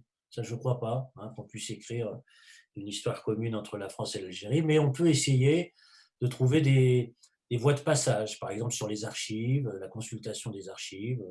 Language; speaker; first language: French; native; French